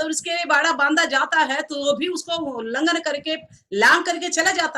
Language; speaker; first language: Hindi; non-native, local second language; Telugu